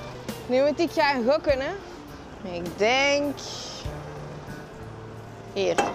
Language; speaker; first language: Dutch; native; Dutch